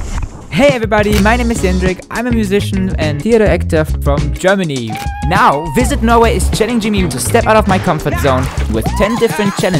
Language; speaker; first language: English; non-native, fluent; German